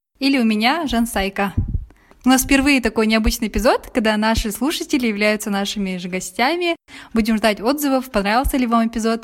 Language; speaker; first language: Russian; native; Russian